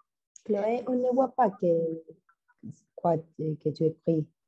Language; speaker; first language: French; non-native, learner; Spanish